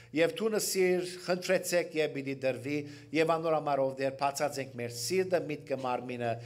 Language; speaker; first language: Armenian; early bilingual, heritage; Armenian